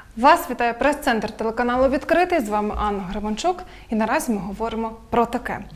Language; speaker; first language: Ukrainian; non-native, local second language; Russian